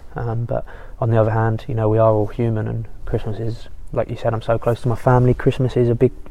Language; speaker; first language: English; native; English